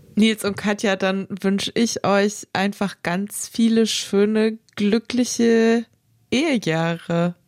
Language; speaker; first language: German; native; German